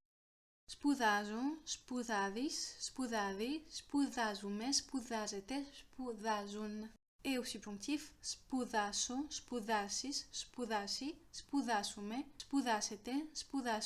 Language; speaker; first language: Greek; non-native, fluent; French